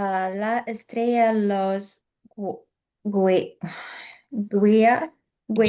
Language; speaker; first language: Spanish; non-native, learner; English